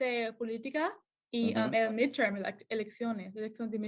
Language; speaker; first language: Spanish; non-native, learner; English